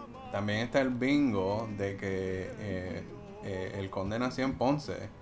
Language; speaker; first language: Spanish; native; Spanish